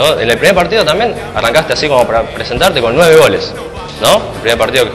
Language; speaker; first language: Spanish; native; Spanish